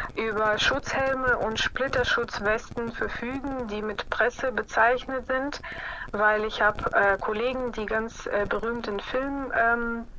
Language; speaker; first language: German; non-native, fluent; Ukrainian